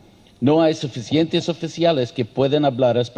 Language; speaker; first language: Spanish; non-native, learner; English